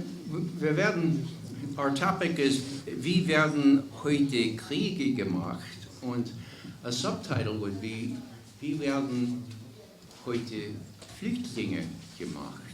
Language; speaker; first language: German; non-native, fluent; English